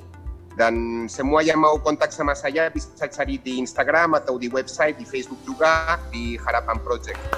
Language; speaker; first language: Indonesian; non-native, fluent; Spanish